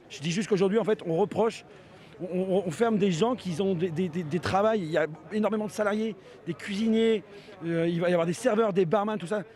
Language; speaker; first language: French; native; French